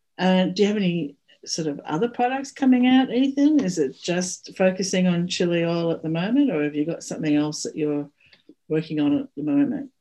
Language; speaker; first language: English; native; English